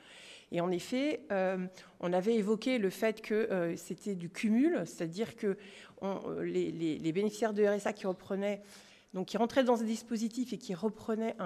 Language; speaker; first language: French; native; French